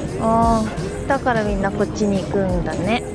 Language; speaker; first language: Japanese; non-native, fluent; Korean